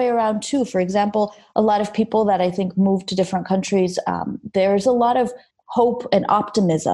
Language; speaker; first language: English; early bilingual, other home language; Armenian